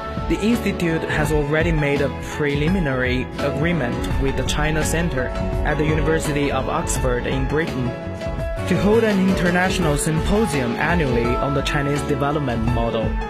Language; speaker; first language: English; non-native, fluent; Chinese